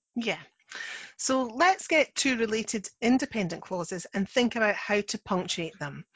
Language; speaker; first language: English; native; English